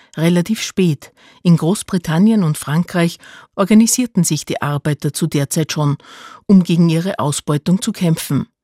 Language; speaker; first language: German; native; German